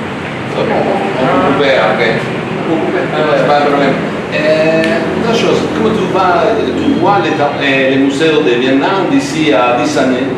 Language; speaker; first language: French; non-native, learner; Spanish